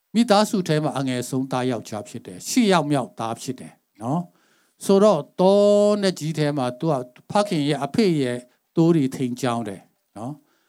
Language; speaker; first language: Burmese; non-native, local second language; Tedim Chin